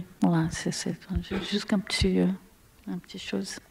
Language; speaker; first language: French; non-native, learner; Portuguese